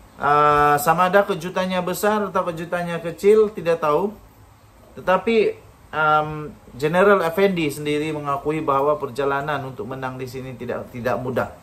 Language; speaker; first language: Malay; native; Malay